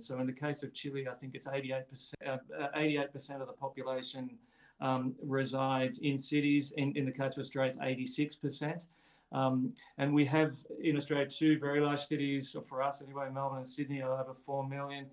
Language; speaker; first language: English; native; English